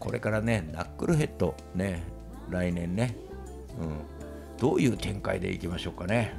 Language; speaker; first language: Japanese; native; Japanese